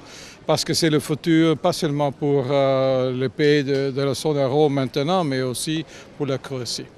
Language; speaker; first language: French; non-native, fluent; German